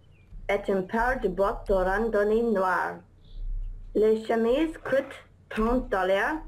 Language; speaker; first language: French; non-native, learner; English